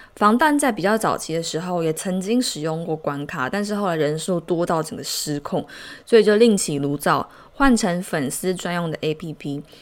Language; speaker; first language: Chinese; native; Chinese